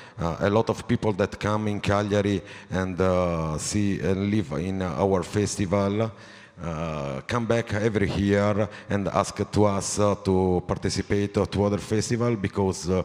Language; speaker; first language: English; non-native, learner; Italian